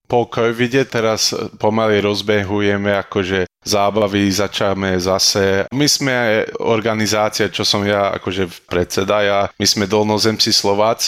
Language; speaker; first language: Slovak; early bilingual, heritage; Slovak